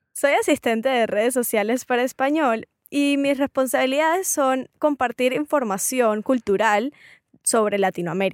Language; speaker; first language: Spanish; native; Spanish